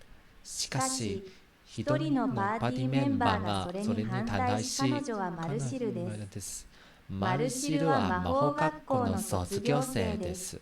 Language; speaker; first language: Japanese; non-native, learner; Chinese